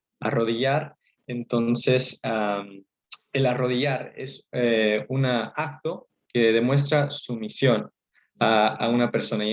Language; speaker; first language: Spanish; early bilingual, heritage; Spanish